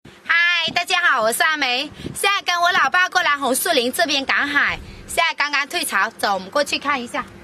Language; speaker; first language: Chinese; native; Chinese